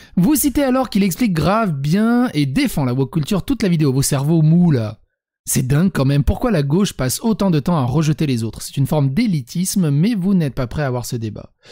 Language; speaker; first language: French; early bilingual, other home language; Serbian